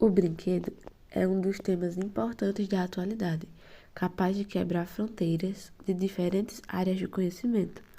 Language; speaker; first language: Portuguese; native; Portuguese